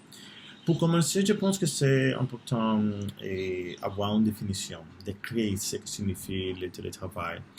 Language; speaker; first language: French; non-native, learner; Spanish